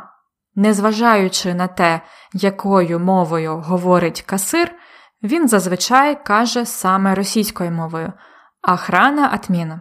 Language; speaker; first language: Ukrainian; native; Ukrainian